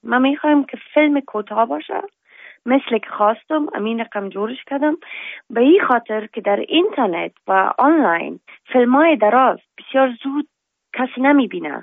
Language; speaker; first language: Persian; non-native, local second language; Pashto